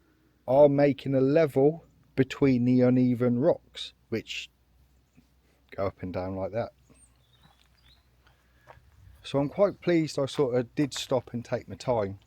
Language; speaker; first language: English; native; English